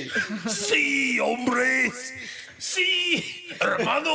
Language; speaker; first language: Spanish; non-native, learner; English